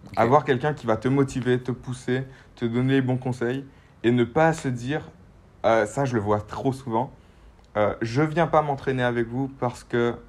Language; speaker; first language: French; native; French